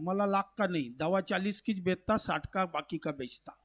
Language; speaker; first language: Hindi; non-native, local second language; Marathi